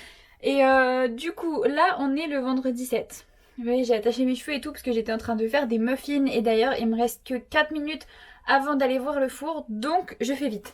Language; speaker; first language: French; native; French